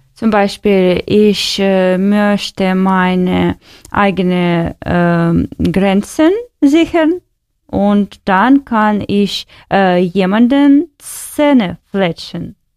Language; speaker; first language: German; non-native, learner; Russian